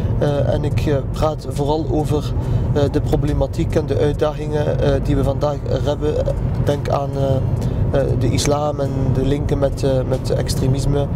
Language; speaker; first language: Dutch; early bilingual, other home language; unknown